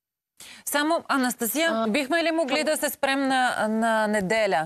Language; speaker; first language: Bulgarian; native; Bulgarian